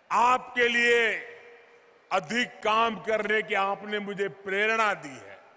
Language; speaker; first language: Hindi; non-native, local second language; Gujarati